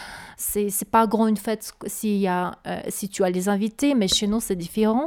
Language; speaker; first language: French; non-native, learner; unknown